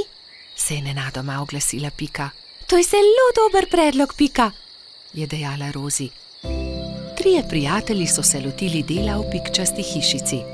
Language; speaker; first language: Slovenian; native; Slovenian